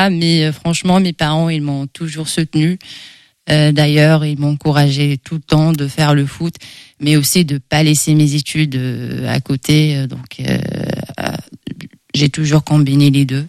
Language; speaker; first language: French; non-native, local second language; Arabic